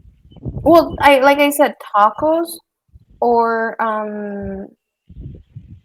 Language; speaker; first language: English; non-native, fluent; Spanish